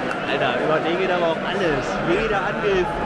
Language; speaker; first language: German; native; German